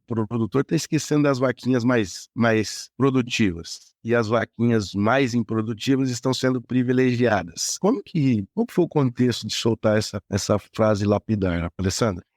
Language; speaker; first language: Portuguese; native; Portuguese